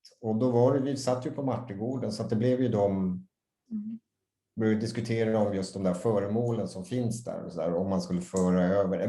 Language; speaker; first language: Swedish; native; Swedish